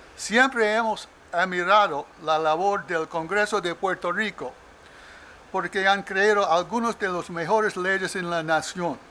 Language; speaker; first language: Spanish; non-native, learner; English